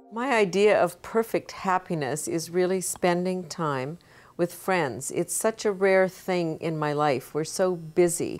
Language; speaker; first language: English; native; English